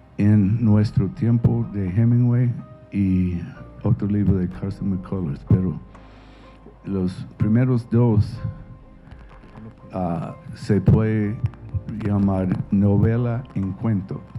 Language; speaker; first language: Spanish; non-native, fluent; English